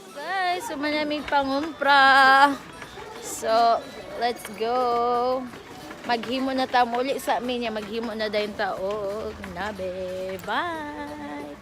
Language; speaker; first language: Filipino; non-native, local second language; Cebuano